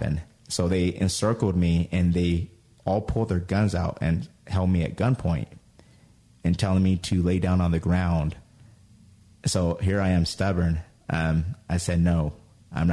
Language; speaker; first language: English; native; English